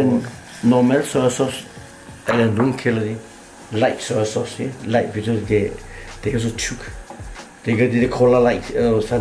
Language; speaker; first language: Danish; non-native, fluent; Chinese